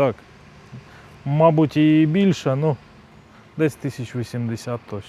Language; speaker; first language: Ukrainian; non-native, local second language; Russian